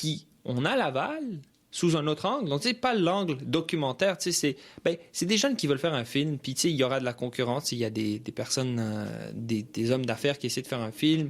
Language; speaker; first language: French; early bilingual, other home language; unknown